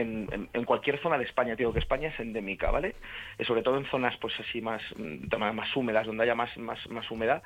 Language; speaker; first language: Spanish; native; Spanish